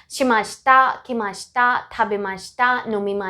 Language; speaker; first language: Japanese; non-native, fluent; Hindi